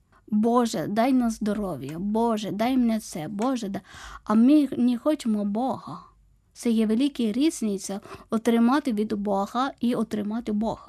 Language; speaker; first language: Ukrainian; non-native, fluent; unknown